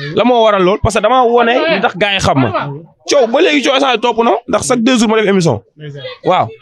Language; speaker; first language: Wolof; non-native, local second language; Fula